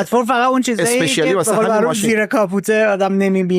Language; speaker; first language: Persian; native; Persian